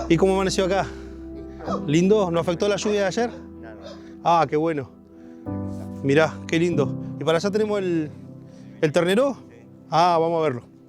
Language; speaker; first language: Spanish; native; Spanish